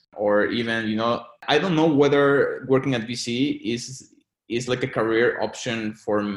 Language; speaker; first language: English; non-native, fluent; Spanish